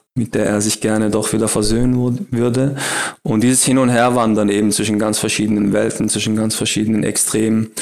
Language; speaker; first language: German; native; German